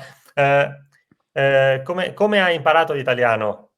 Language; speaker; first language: Italian; native; Italian